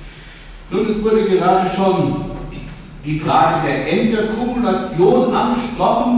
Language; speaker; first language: German; native; German